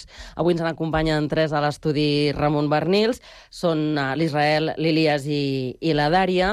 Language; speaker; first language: Catalan; native; Catalan